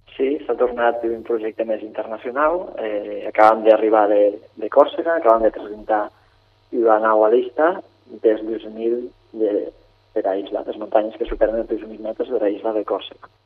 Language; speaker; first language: Catalan; native; Catalan